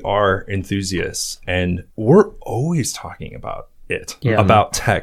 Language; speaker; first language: English; native; English